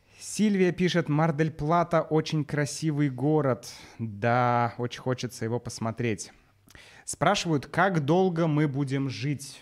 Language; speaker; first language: Russian; native; Russian